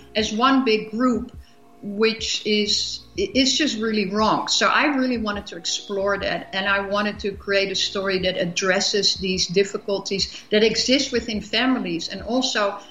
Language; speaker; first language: English; non-native, fluent; Dutch